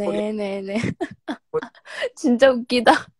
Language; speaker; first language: Korean; non-native, fluent; Chinese